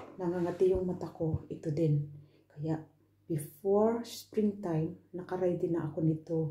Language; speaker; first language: Filipino; non-native, local second language; Cebuano